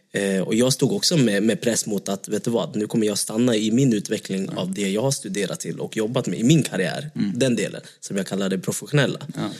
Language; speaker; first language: Swedish; early bilingual, other home language; Vietnamese